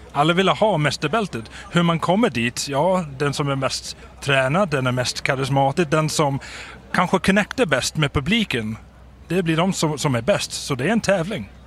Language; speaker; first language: Swedish; non-native, fluent; English